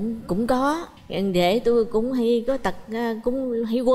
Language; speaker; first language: Vietnamese; native; Vietnamese